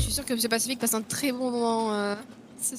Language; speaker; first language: French; native; French